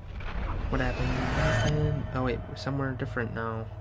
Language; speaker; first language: English; native; English